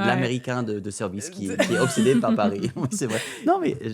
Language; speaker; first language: French; non-native, fluent; English